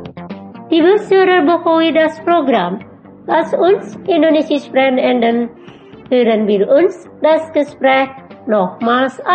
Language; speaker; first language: German; non-native, fluent; Indonesian